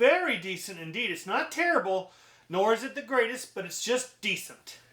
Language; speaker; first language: English; native; English